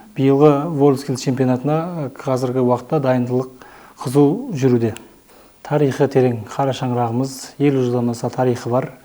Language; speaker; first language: Kazakh; native; Kazakh